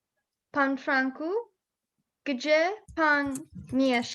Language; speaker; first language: Polish; non-native, learner; English